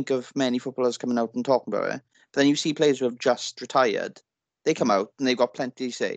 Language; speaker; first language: English; native; English